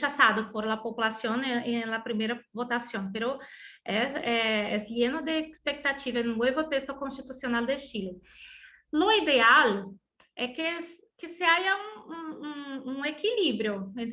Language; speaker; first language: Spanish; non-native, learner; Portuguese